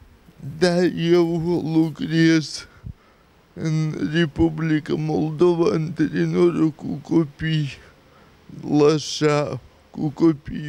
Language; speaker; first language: Romanian; non-native, local second language; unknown